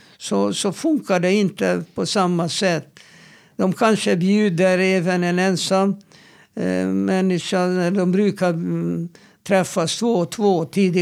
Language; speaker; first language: Swedish; non-native, fluent; Hungarian